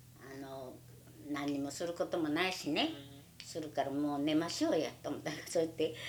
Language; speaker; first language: Japanese; native; Japanese